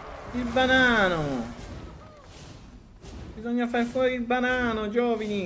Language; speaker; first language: Italian; native; Italian